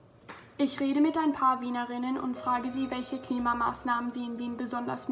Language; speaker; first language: German; early bilingual, heritage; German